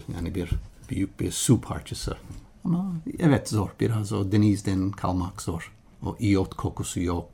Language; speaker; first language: Turkish; non-native, learner; English